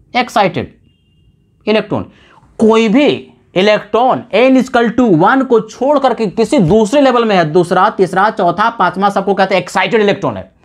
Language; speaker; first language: Hindi; native; Hindi